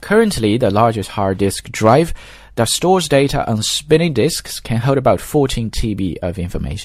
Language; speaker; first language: English; non-native, fluent; Chinese